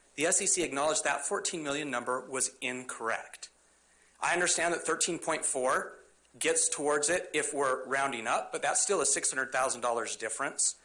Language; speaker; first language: English; native; English